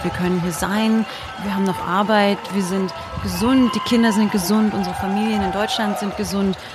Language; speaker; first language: German; native; German